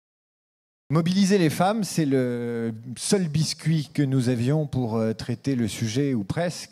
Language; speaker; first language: French; native; French